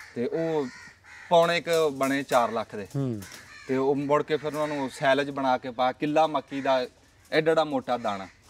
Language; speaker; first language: Punjabi; native; Punjabi